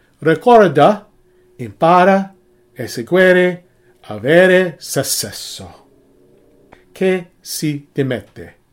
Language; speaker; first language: Italian; non-native, learner; English